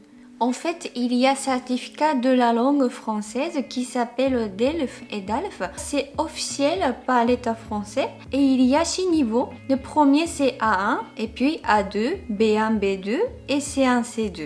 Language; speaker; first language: French; non-native, fluent; Japanese